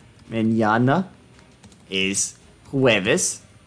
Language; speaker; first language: Spanish; non-native, learner; English